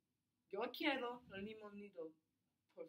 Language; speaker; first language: Spanish; non-native, learner; English